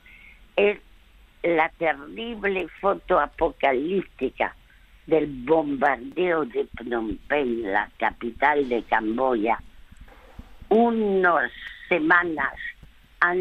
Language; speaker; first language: Spanish; early bilingual, other home language; French